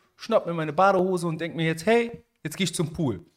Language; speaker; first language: German; early bilingual, other home language; Arabic